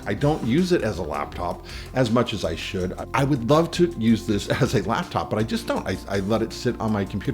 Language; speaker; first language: English; native; English